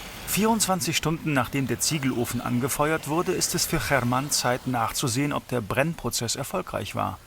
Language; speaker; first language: German; native; German